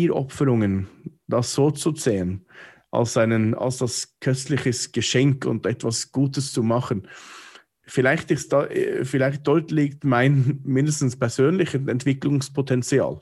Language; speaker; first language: German; non-native, fluent; English